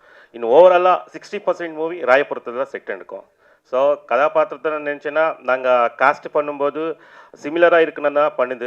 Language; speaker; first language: Tamil; non-native, fluent; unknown